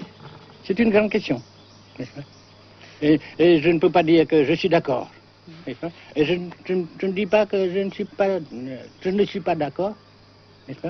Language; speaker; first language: French; non-native, fluent; Vietnamese